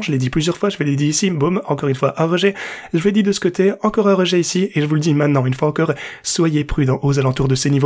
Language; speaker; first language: French; native; French